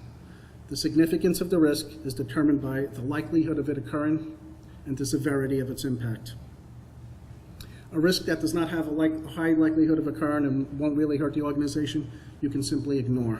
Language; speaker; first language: English; native; English